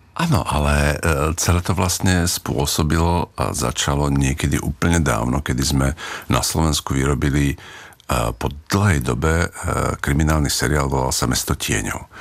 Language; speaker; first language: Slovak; native; Slovak